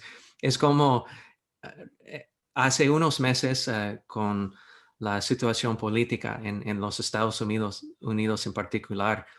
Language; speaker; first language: Spanish; non-native, fluent; English